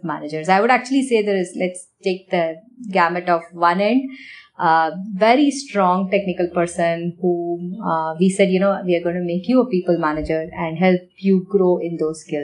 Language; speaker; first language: English; non-native, local second language; Tamil